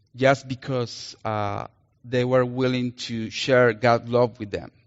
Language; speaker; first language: English; non-native, fluent; Spanish